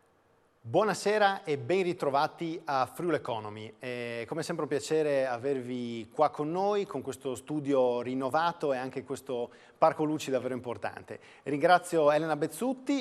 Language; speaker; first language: Italian; native; Italian